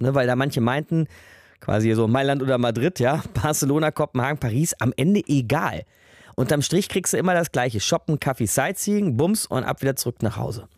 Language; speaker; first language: German; native; German